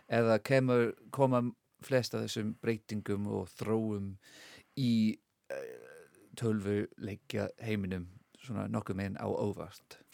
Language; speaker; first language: Icelandic; non-native, fluent; English